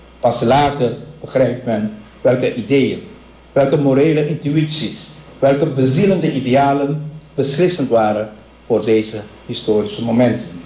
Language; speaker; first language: Dutch; non-native, local second language; Papiamento